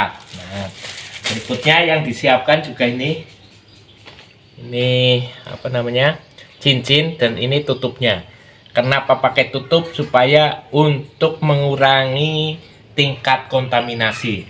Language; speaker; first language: Indonesian; non-native, local second language; Javanese